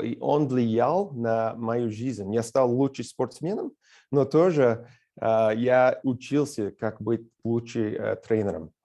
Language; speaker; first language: Russian; non-native, fluent; English